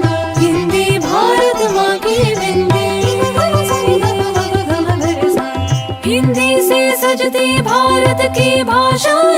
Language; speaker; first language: Hindi; non-native, local second language; Malayalam